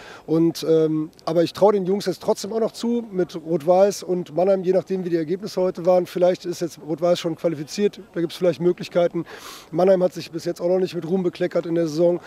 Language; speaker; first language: German; native; German